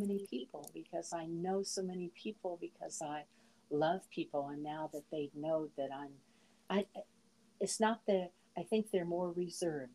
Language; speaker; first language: English; native; English